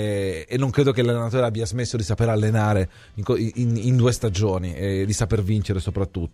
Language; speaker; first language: Italian; native; Italian